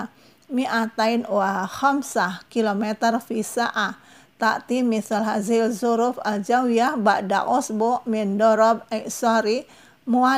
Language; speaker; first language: Arabic; non-native, fluent; Indonesian